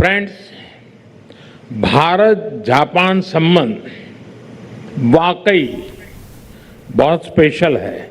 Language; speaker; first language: Hindi; non-native, local second language; Gujarati